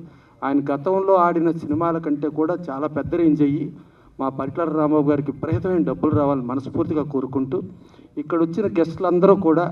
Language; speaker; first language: Telugu; native; Telugu